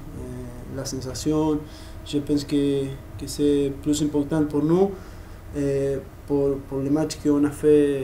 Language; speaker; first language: French; non-native, learner; Spanish